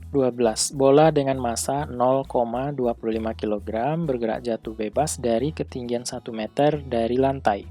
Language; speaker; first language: Indonesian; native; Indonesian